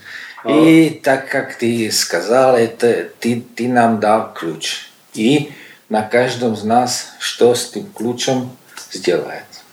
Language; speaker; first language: Russian; non-native, learner; Slovak